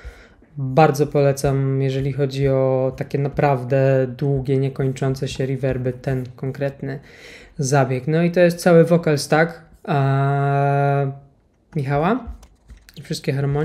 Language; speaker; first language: Polish; native; Polish